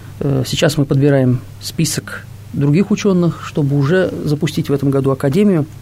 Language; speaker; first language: Russian; non-native, local second language; Tatar